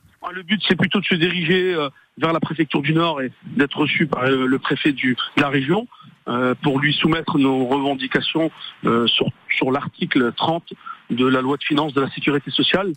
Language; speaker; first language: French; native; French